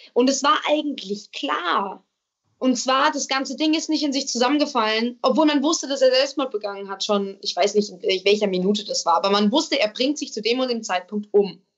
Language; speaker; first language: German; early bilingual, other home language; English